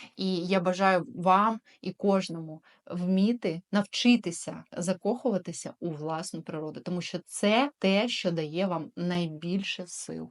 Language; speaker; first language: Ukrainian; non-native, local second language; Russian